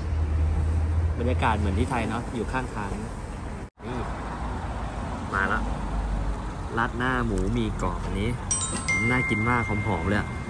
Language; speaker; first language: Thai; native; Thai